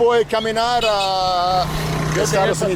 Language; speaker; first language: Spanish; non-native, learner; English